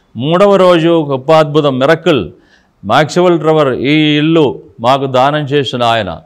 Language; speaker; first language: Telugu; non-native, fluent; Malayalam